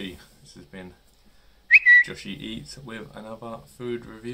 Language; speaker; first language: English; native; English